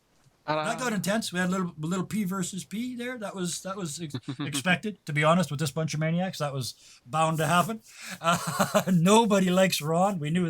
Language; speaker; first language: English; native; English